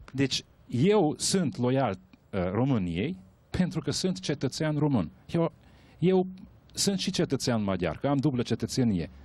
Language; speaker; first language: Romanian; non-native, local second language; Hungarian